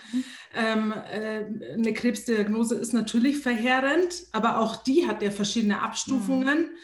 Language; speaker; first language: German; early bilingual, other home language; Arabic